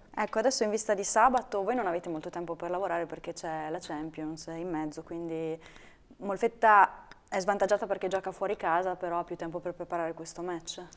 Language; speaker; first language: Italian; native; Italian